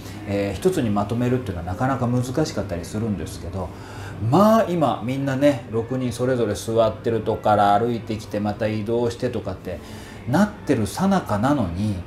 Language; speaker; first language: Japanese; native; Japanese